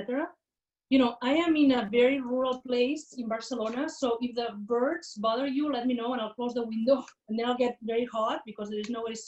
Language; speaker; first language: English; non-native, fluent; Spanish